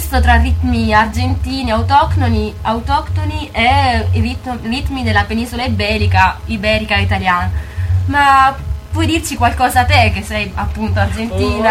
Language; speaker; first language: Italian; native; Italian